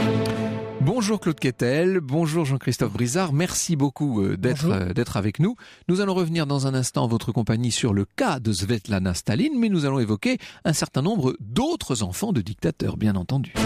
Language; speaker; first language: French; native; French